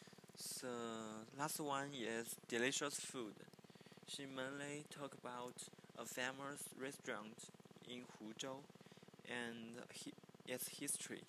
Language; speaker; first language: English; non-native, learner; Chinese